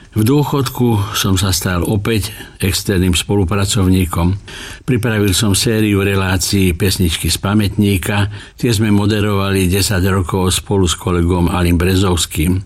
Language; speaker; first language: Slovak; native; Slovak